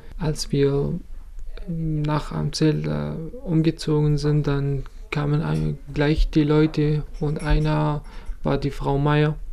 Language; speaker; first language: German; non-native, fluent; Kurdish